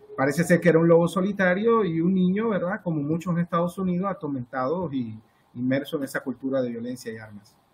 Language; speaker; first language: Spanish; native; Spanish